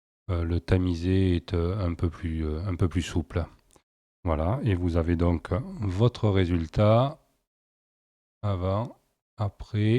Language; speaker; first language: French; native; French